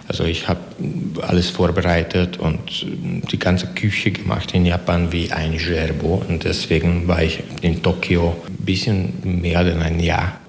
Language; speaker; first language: German; non-native, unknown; Hungarian